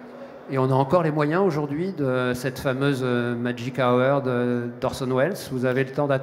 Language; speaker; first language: French; native; French